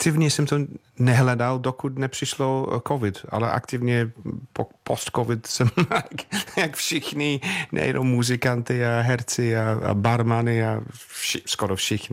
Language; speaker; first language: Czech; non-native, fluent; English